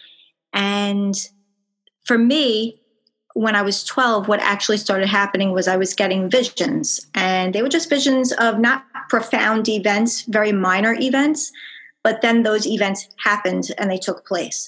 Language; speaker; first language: English; native; English